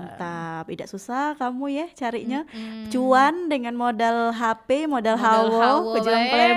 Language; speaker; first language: Indonesian; native; Indonesian